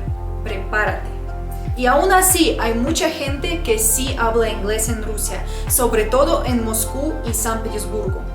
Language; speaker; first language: Spanish; non-native, fluent; Russian